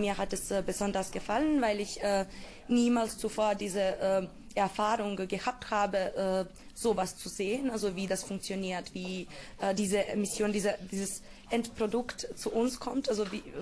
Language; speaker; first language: German; non-native, learner; Serbian